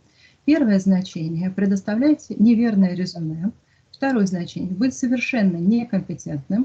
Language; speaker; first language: Russian; native; Russian